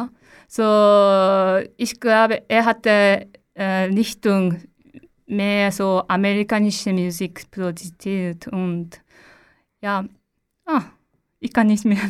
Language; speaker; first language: German; non-native, learner; Japanese